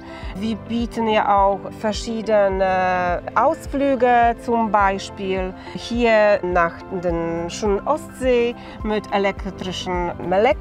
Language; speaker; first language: German; non-native, fluent; Polish